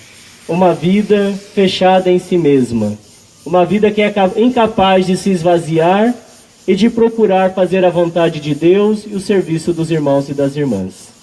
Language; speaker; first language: Portuguese; native; Portuguese